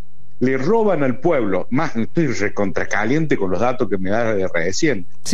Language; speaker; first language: Spanish; native; Spanish